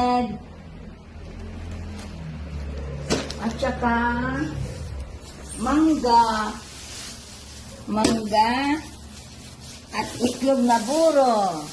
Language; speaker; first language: Filipino; non-native, learner; Korean